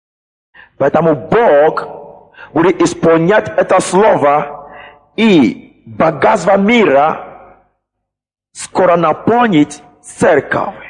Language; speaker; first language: Russian; non-native, fluent; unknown